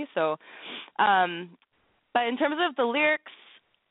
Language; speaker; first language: English; native; English